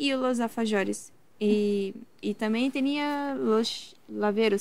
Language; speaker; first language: Spanish; non-native, learner; Portuguese